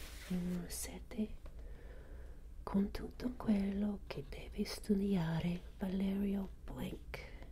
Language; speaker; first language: Italian; non-native, learner; English